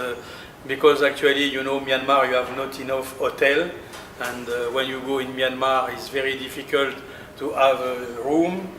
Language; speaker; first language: English; non-native, learner; French